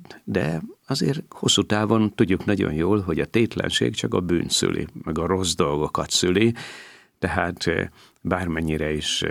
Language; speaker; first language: Hungarian; native; Hungarian